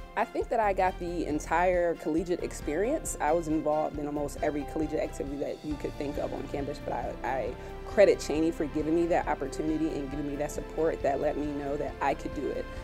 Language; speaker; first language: English; native; English